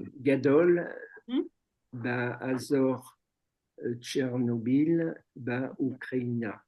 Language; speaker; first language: Hebrew; non-native, learner; French